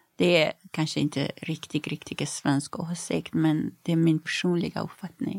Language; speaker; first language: Swedish; non-native, fluent; Persian